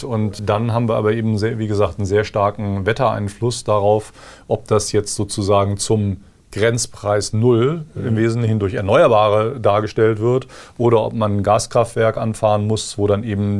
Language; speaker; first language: German; native; German